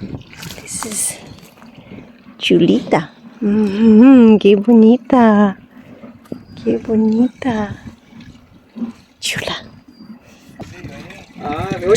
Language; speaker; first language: Spanish; non-native, learner; English